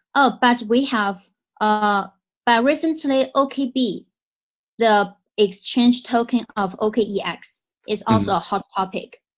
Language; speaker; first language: English; non-native, fluent; Chinese